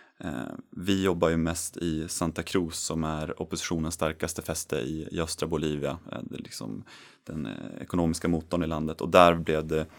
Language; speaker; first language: Swedish; native; Swedish